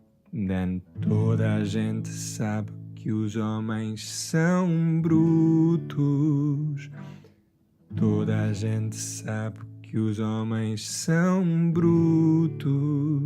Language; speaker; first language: Portuguese; non-native, fluent; English